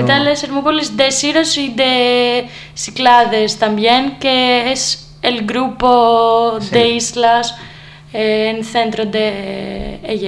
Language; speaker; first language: Spanish; non-native, learner; Greek